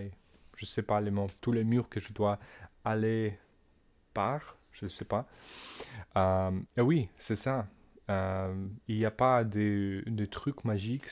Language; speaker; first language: French; non-native, learner; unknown